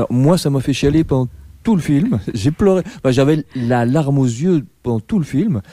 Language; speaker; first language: French; native; French